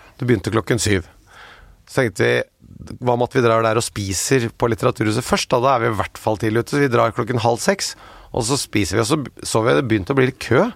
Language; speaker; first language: Norwegian; native; Norwegian